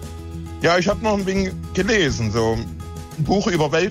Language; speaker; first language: German; native; German